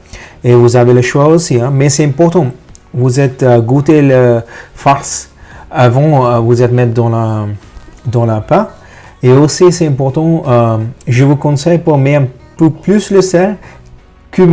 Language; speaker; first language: French; non-native, fluent; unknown